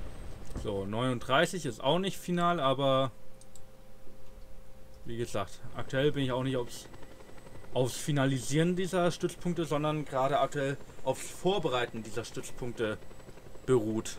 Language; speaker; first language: German; native; German